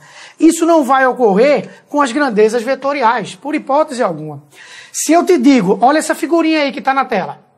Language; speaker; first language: Portuguese; native; Portuguese